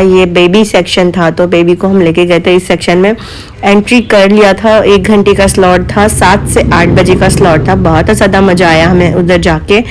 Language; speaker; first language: Hindi; native; Hindi